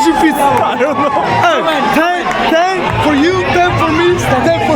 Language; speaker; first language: English; non-native, learner; Italian